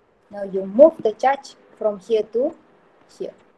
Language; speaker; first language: English; non-native, local second language; Malay